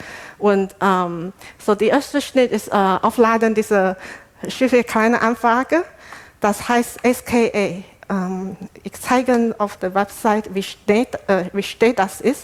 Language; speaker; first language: German; non-native, learner; Chinese